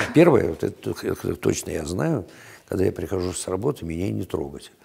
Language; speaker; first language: Russian; native; Russian